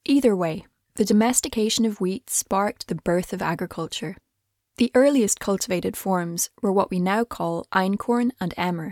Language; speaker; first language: English; native; English